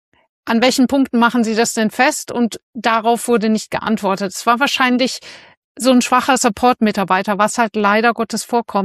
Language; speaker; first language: German; native; German